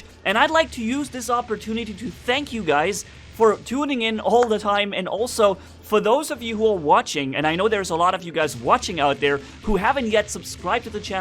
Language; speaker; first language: English; non-native, fluent; German